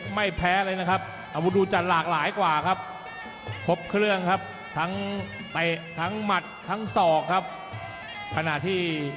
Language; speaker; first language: Thai; native; Thai